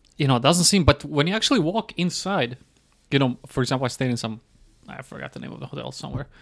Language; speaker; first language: English; non-native, fluent; Croatian